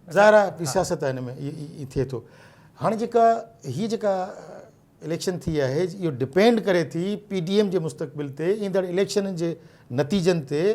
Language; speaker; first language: Sindhi; non-native, local second language; Urdu